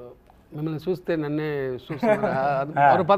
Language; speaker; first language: Telugu; non-native, learner; Tamil